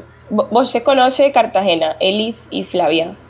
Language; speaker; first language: Portuguese; non-native, learner; Spanish